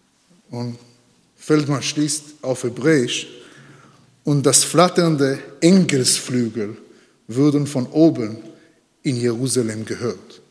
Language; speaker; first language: German; non-native, learner; Hebrew